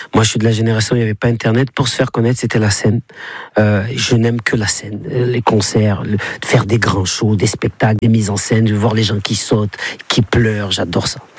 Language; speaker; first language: French; native; French